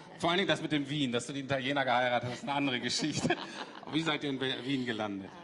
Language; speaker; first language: German; native; German